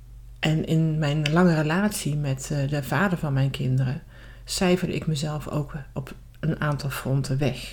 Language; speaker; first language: Dutch; native; Dutch